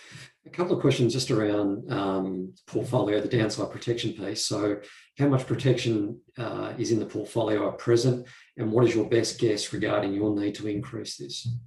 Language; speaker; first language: English; native; English